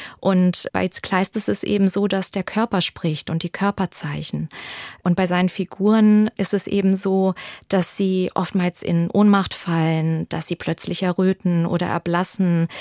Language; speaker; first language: German; early bilingual, other home language; Albanian